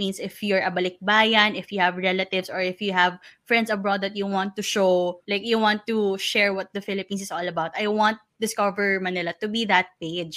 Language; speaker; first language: English; non-native, local second language; Filipino